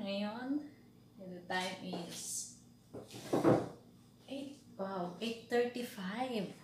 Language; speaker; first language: Filipino; native; Filipino